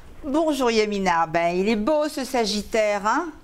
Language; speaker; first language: French; native; French